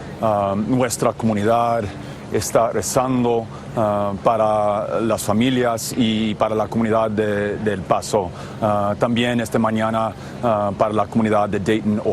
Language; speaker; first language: Spanish; non-native, fluent; English